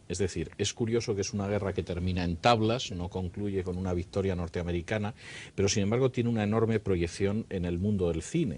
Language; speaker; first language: Spanish; native; Spanish